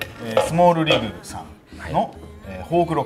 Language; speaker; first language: Japanese; native; Japanese